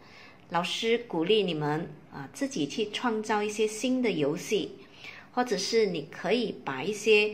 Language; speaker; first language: Chinese; native; Chinese